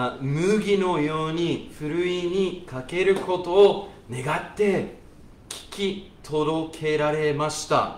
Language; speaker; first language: Japanese; non-native, fluent; English